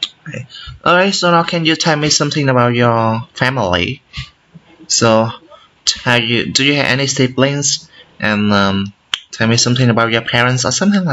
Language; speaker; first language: English; non-native, learner; Vietnamese